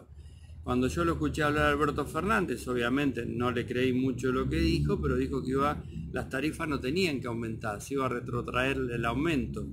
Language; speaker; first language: Spanish; native; Spanish